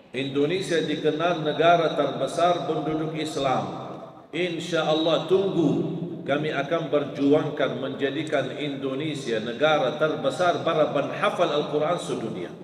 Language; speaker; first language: Malay; non-native, fluent; Arabic